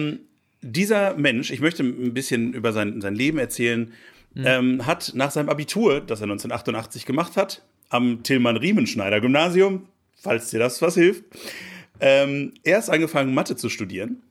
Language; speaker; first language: German; native; German